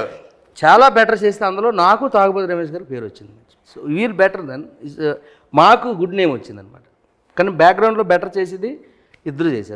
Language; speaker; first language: Telugu; native; Telugu